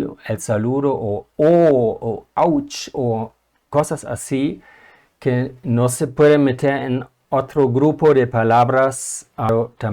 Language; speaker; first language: Spanish; non-native, fluent; German